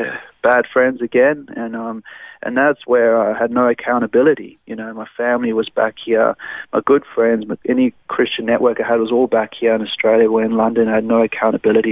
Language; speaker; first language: English; native; English